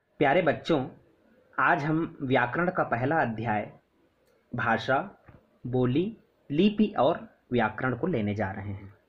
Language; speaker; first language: Hindi; native; Hindi